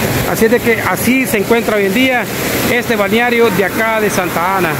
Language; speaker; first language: Spanish; native; Spanish